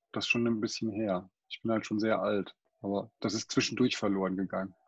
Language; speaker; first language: German; non-native, fluent; English